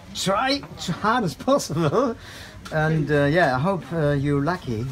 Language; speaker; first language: English; non-native, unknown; German